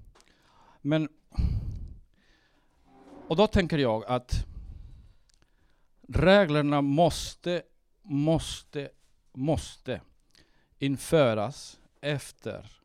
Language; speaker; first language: Swedish; early bilingual, heritage; Swedish